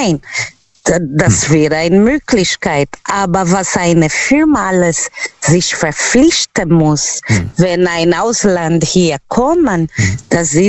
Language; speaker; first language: German; non-native, learner; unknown